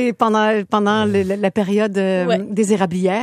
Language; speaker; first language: French; native; French